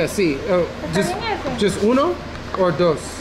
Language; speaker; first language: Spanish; non-native, learner; English